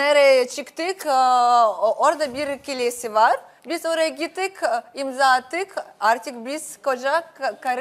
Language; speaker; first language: Turkish; non-native, learner; Russian